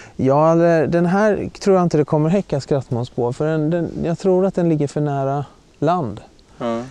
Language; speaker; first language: Swedish; native; Swedish